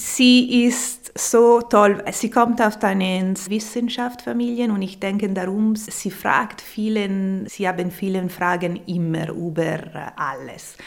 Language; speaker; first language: German; non-native, local second language; Italian